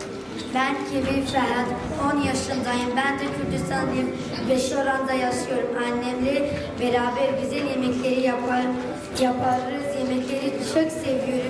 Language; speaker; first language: Turkish; non-native, learner; Kurdish